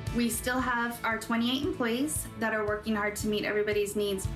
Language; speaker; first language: English; native; English